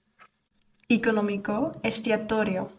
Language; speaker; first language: Greek; non-native, learner; English